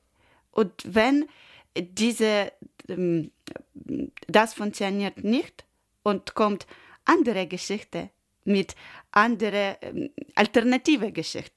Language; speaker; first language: German; non-native, learner; Ukrainian